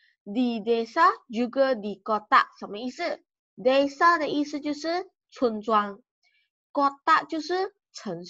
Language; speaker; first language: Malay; non-native, local second language; Chinese